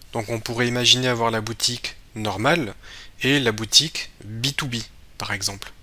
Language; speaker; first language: French; native; French